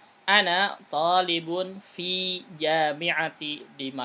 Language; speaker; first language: Arabic; non-native, fluent; Indonesian